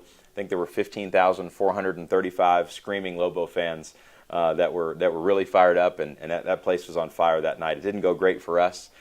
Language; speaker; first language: English; native; English